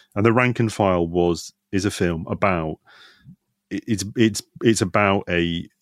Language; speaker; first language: English; native; English